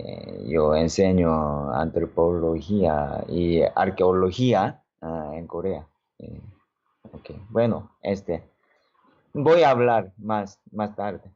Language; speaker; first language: Spanish; non-native, learner; Korean